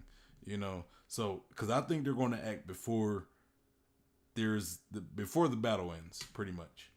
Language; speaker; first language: English; native; English